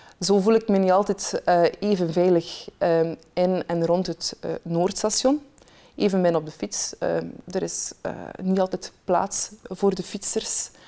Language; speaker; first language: Dutch; native; Dutch